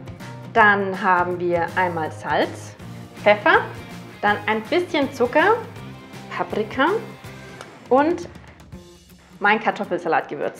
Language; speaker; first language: German; native; German